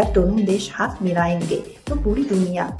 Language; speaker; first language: Hindi; non-native, learner; Chinese